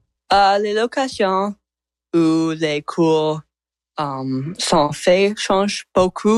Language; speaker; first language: French; non-native, learner; English